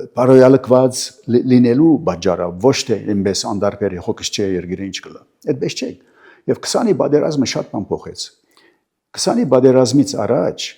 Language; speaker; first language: Armenian; early bilingual, heritage; Armenian